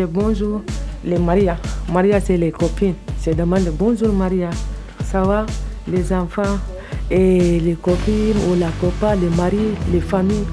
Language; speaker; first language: French; non-native, learner; Arabic